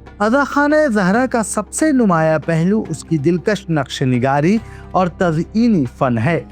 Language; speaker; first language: Urdu; native; Urdu